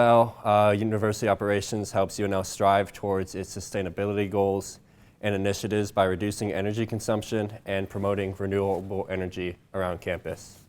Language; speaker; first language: English; native; English